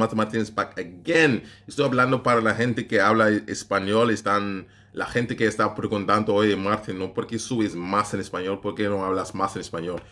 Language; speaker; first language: Spanish; non-native, learner; English